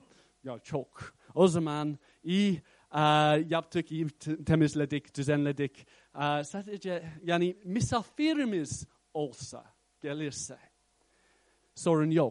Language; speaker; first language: Turkish; non-native, fluent; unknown